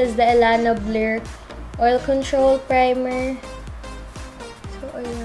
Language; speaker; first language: English; non-native, local second language; Filipino